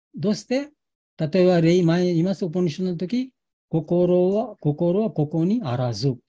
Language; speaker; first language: Japanese; non-native, learner; Bangla